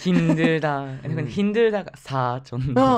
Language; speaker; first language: Korean; non-native, fluent; Japanese